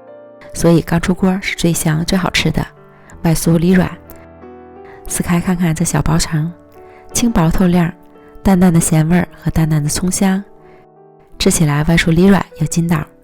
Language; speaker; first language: Chinese; native; Chinese